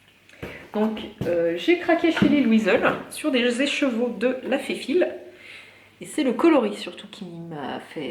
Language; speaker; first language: French; native; French